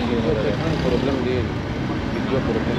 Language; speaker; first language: Turkish; early bilingual, heritage; Armenian